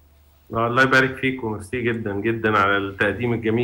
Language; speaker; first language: Arabic; native; Arabic